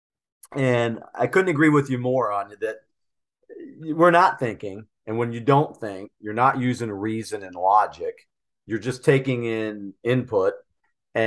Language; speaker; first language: English; native; English